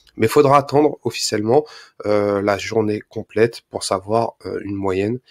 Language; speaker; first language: French; native; French